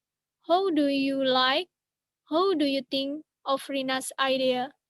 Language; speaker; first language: English; non-native, learner; Indonesian